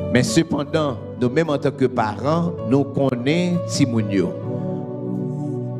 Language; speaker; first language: French; non-native, local second language; Haitian Creole